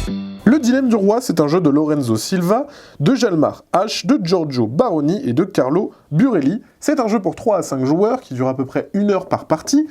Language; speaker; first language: French; native; French